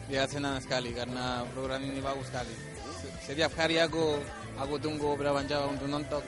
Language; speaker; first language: Indonesian; non-native, fluent; Spanish